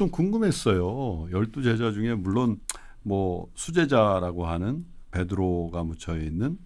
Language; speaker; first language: Korean; native; Korean